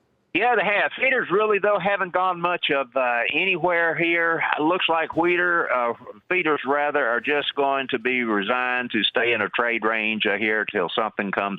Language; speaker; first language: English; native; English